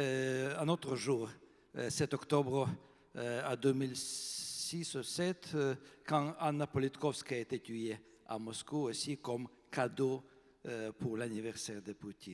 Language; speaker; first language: French; non-native, fluent; Russian